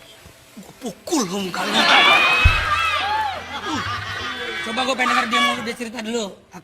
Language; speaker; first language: Indonesian; native; Indonesian